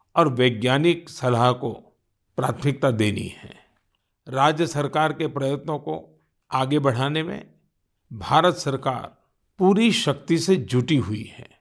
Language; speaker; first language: Hindi; non-native, local second language; Gujarati